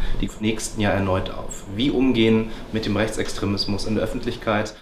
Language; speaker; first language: German; early bilingual, other home language; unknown